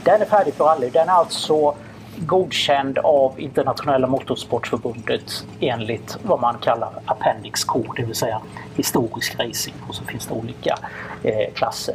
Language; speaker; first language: Swedish; native; Swedish